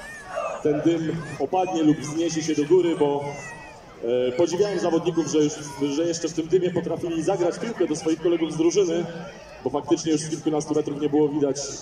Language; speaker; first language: Polish; native; Polish